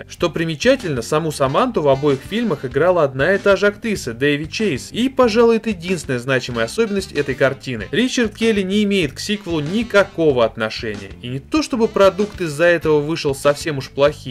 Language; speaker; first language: Russian; native; Russian